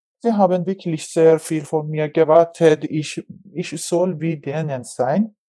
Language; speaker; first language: German; non-native, learner; Persian